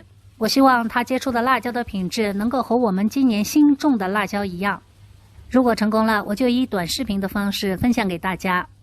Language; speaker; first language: Chinese; native; Chinese